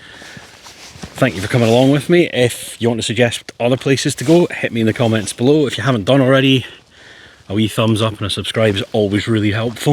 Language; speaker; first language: English; native; English